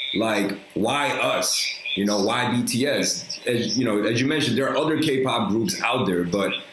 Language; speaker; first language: English; early bilingual, other home language; Korean